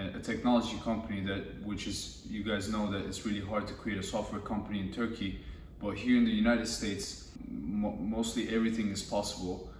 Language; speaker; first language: English; non-native, fluent; Turkish